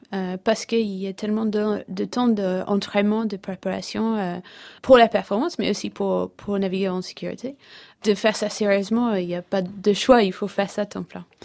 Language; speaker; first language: French; non-native, fluent; English